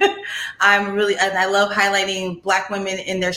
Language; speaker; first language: English; native; English